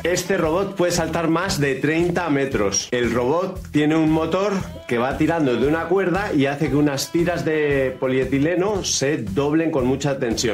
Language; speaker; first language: Spanish; native; Spanish